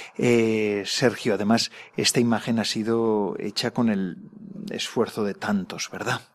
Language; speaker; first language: Spanish; native; Spanish